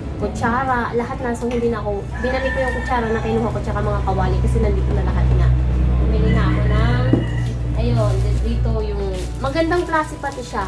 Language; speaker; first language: Filipino; non-native, local second language; Bikol